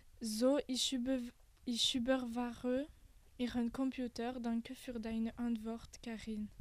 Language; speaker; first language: German; non-native, learner; French